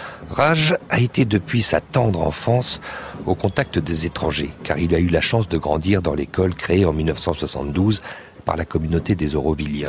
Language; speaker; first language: French; native; French